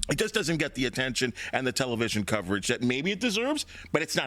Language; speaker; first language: English; native; English